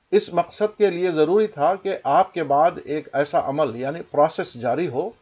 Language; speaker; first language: Urdu; native; Urdu